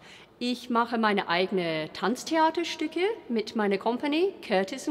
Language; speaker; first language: German; non-native, fluent; English